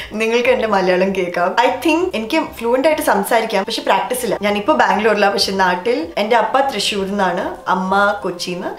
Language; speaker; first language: Malayalam; early bilingual, heritage; Malayalam